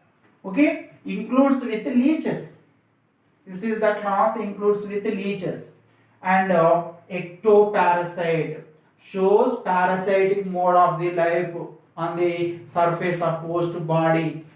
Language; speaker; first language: English; non-native, local second language; Telugu